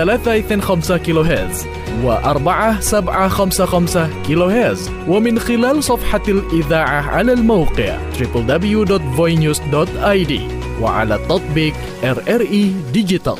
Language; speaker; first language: Arabic; non-native, fluent; Indonesian